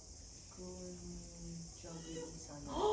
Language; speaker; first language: Korean; non-native, learner; English